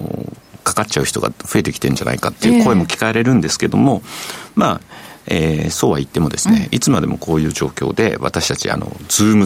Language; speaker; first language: Japanese; native; Japanese